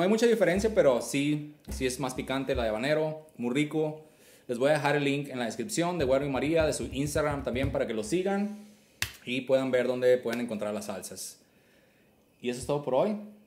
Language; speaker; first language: Spanish; native; Spanish